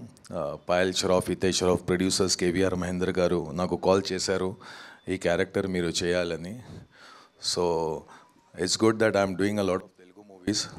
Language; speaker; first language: Telugu; non-native, learner; Hindi